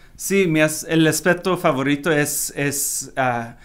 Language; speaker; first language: Spanish; non-native, learner; English